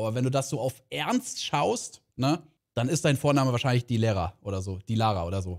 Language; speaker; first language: German; native; German